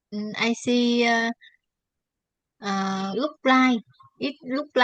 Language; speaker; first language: English; non-native, learner; Vietnamese